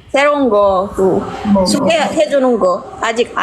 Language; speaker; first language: Korean; non-native, learner; Filipino